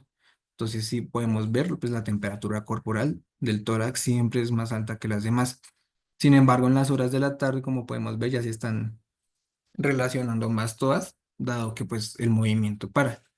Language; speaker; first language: Spanish; native; Spanish